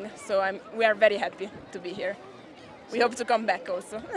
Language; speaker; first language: English; non-native, fluent; Italian